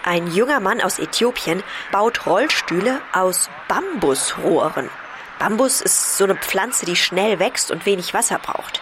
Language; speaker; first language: German; native; German